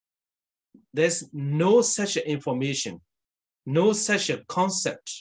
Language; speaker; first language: English; non-native, fluent; Burmese